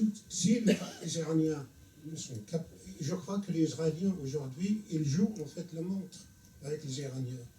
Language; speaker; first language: French; non-native, fluent; Arabic